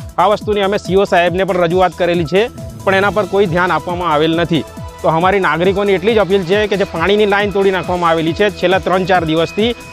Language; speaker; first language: Gujarati; native; Gujarati